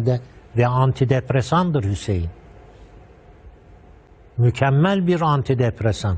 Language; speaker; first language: Turkish; native; Turkish